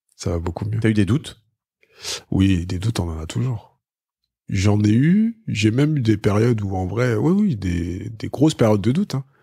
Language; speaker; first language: French; native; French